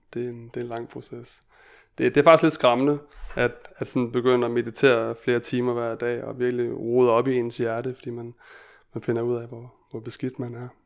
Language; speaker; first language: Danish; native; Danish